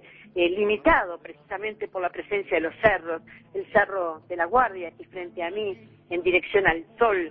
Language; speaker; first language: Spanish; native; Spanish